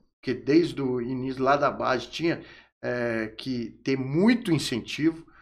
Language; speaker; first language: Portuguese; native; Portuguese